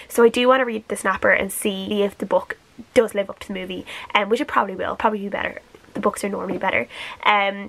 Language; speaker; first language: English; native; English